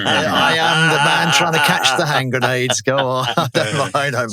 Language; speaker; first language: English; native; English